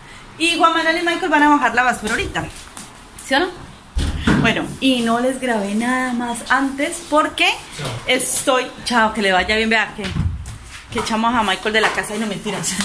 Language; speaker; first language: Spanish; native; Spanish